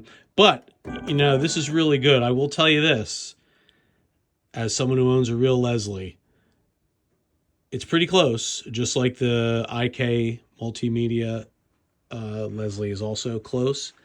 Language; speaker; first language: English; native; English